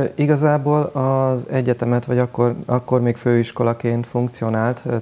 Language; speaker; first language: Hungarian; native; Hungarian